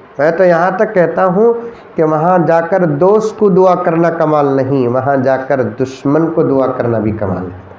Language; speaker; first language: Urdu; native; Urdu